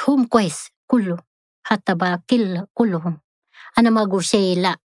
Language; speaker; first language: Arabic; non-native, learner; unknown